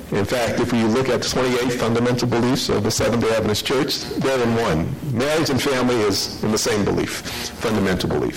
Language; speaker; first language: English; native; English